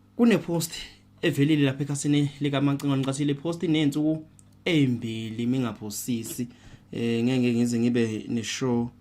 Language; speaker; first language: Zulu; native; Zulu